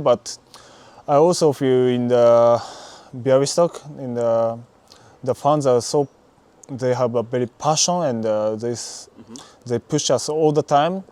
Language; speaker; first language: English; non-native, learner; Japanese